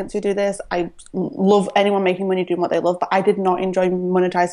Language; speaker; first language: English; native; English